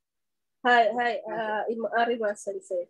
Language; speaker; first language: Japanese; non-native, learner; Filipino